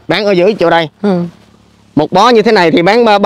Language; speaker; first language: Vietnamese; native; Vietnamese